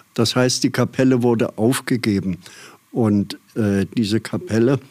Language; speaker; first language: German; native; German